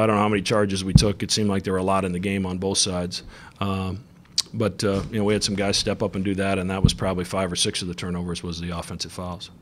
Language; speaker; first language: English; native; English